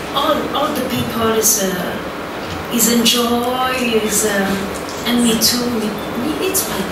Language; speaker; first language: English; non-native, learner; French